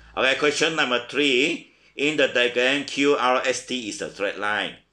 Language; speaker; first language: English; non-native, local second language; Chinese